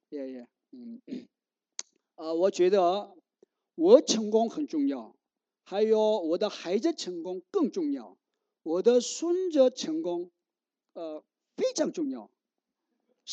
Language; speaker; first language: Chinese; non-native, learner; Korean